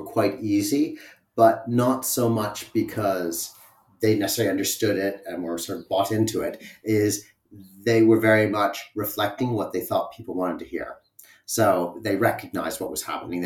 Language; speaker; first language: English; native; English